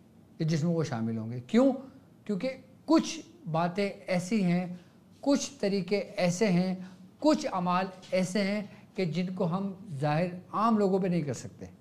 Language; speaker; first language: Urdu; native; Urdu